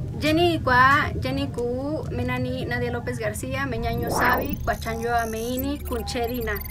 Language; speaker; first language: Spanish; non-native, local second language; Mixtepec Mixtec